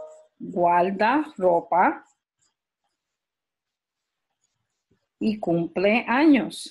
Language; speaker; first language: Spanish; early bilingual, heritage; Spanish